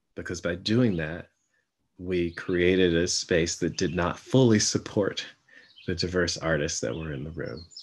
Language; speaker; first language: English; native; English